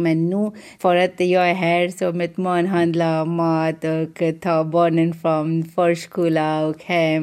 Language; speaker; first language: Swedish; non-native, learner; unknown